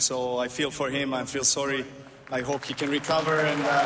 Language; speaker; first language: English; non-native, fluent; Serbian